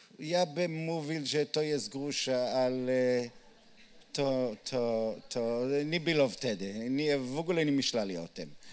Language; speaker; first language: Polish; non-native, learner; Hebrew